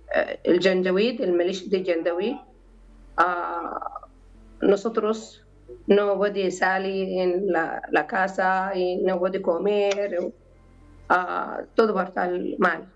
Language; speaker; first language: Spanish; non-native, learner; Arabic